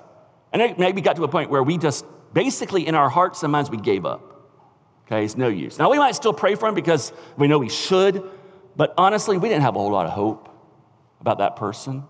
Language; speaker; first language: English; native; English